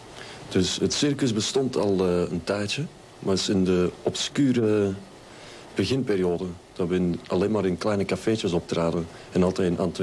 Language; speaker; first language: Dutch; native; Dutch